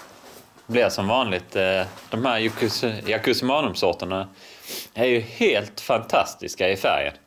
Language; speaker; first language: Swedish; native; Swedish